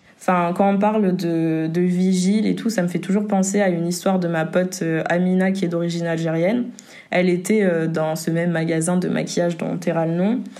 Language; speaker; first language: French; native; French